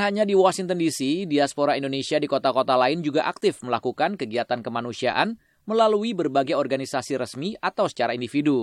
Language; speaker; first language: Indonesian; native; Indonesian